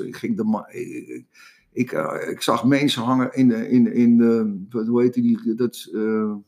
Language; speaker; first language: Dutch; native; Dutch